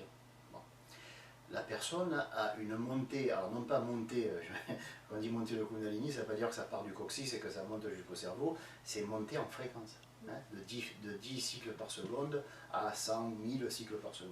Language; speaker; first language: French; native; French